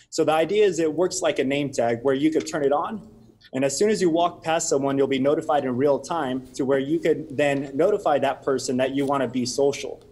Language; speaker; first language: English; native; English